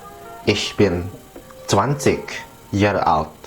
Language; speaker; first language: German; non-native, fluent; Indonesian